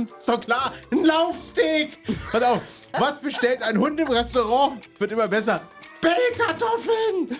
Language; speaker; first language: German; native; German